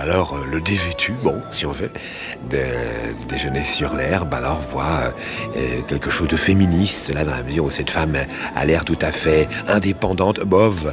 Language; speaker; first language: French; native; French